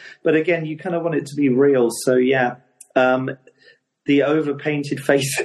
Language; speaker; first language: English; native; English